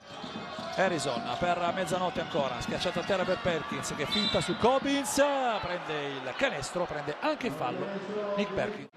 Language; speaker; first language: Italian; native; Italian